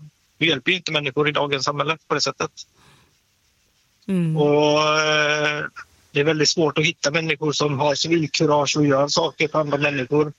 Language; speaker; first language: Swedish; native; Swedish